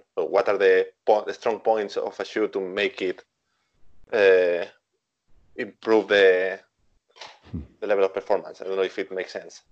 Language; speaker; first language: English; non-native, fluent; Spanish